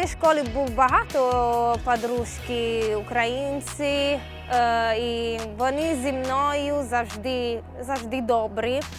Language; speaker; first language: Ukrainian; non-native, learner; Italian